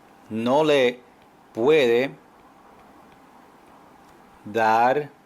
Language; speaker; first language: Spanish; non-native, fluent; English